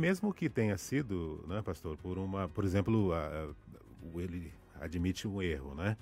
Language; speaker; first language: Portuguese; native; Portuguese